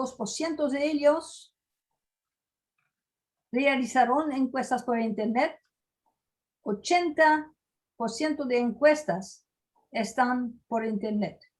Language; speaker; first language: Spanish; non-native, fluent; French